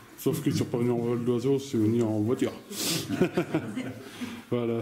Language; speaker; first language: French; native; French